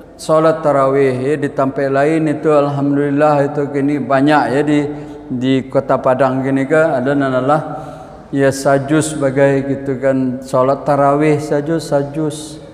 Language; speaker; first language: Malay; non-native, local second language; Minangkabau